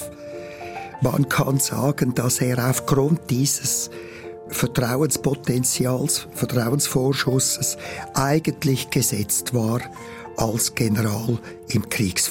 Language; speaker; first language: German; native; German